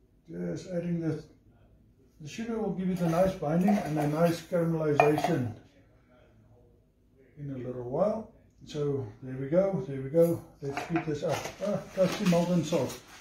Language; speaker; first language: English; non-native, local second language; Afrikaans